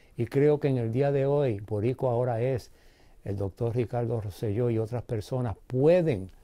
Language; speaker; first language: Spanish; early bilingual, heritage; Spanish